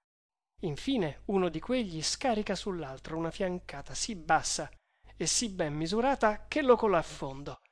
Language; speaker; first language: Italian; native; Italian